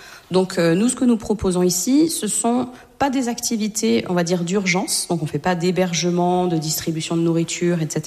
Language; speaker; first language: French; native; French